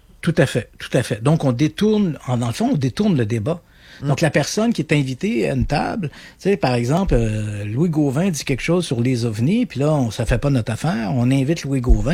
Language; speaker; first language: French; native; French